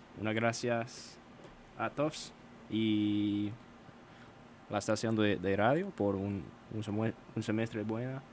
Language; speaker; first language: Spanish; non-native, learner; English